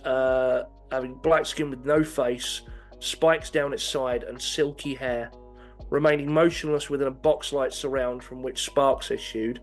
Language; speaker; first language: English; native; English